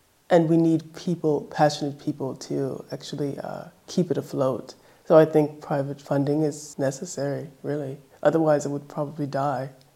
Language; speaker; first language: English; native; English